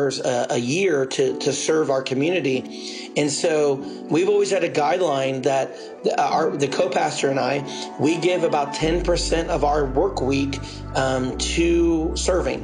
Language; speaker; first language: English; native; English